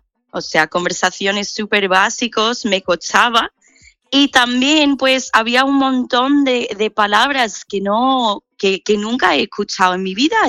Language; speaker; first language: Spanish; non-native, fluent; English